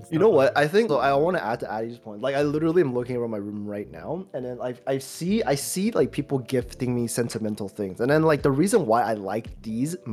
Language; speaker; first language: English; early bilingual, other home language; Chinese